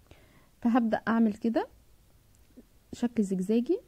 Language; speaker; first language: Arabic; native; Arabic